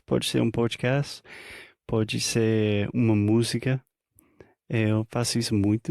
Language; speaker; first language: Portuguese; non-native, fluent; English